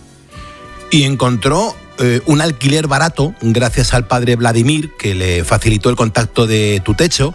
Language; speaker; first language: Spanish; native; Spanish